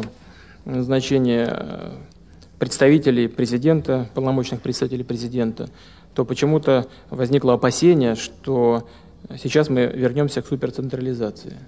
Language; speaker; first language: Russian; native; Russian